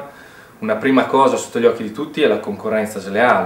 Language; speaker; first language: Italian; native; Italian